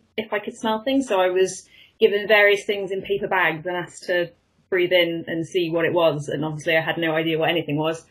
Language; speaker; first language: English; native; English